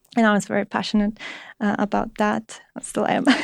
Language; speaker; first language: English; non-native, fluent; Polish